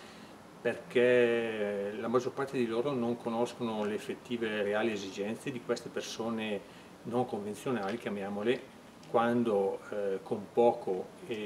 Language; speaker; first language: Italian; native; Italian